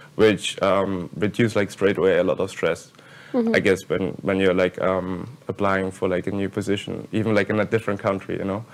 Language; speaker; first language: English; non-native, fluent; German